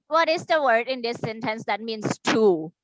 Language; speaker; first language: English; non-native, fluent; Thai